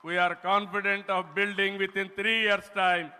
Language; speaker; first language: English; non-native, local second language; Telugu